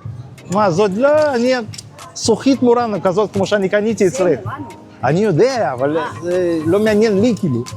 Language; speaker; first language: Hebrew; non-native, fluent; Russian